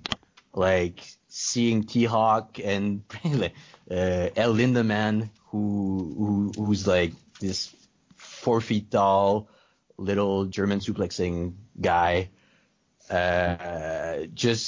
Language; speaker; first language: English; non-native, fluent; French